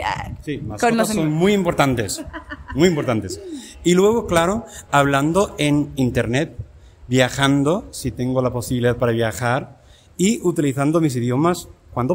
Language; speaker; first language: Spanish; non-native, fluent; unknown